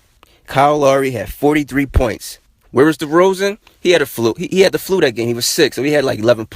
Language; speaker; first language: English; native; English